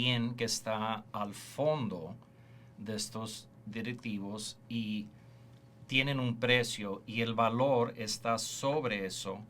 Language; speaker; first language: Spanish; early bilingual, heritage; Spanish